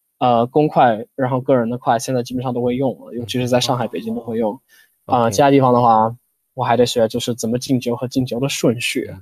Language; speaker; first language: Chinese; non-native, fluent; English